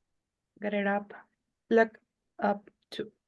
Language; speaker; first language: English; non-native, learner; Spanish